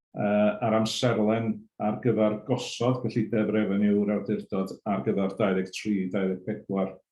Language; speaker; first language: Welsh; native; Welsh